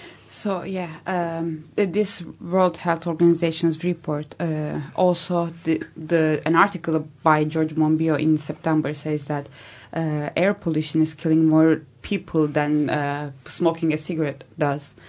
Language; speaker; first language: English; non-native, fluent; Turkish